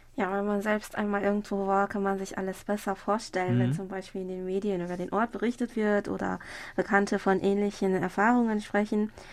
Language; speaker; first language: German; non-native, fluent; Korean